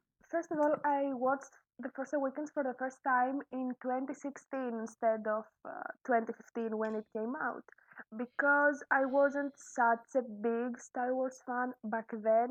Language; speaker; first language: English; non-native, fluent; Greek